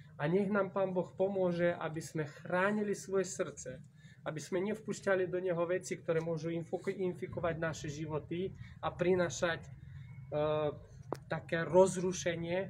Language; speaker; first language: Slovak; native; Slovak